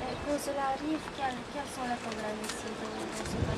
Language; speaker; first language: French; non-native, fluent; English